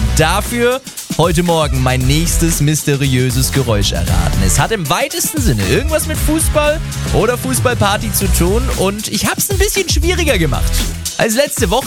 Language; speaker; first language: German; native; German